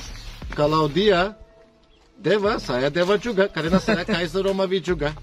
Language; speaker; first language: Indonesian; non-native, fluent; Turkish